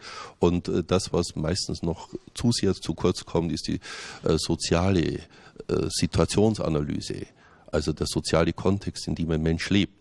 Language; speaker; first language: German; native; German